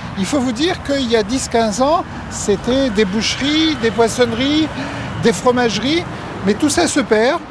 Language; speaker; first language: French; native; French